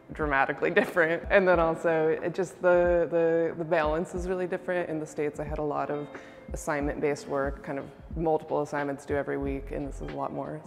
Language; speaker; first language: English; native; English